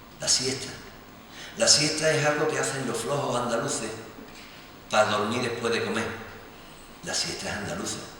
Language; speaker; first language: Spanish; native; Spanish